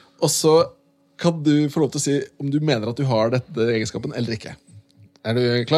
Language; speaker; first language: Norwegian; native; Norwegian